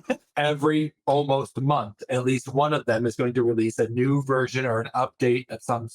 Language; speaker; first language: English; native; English